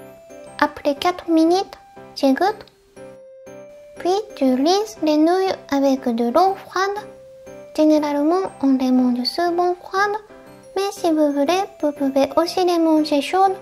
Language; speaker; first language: French; non-native, fluent; Japanese